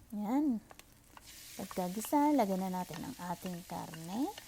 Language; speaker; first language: Filipino; non-native, local second language; Iloko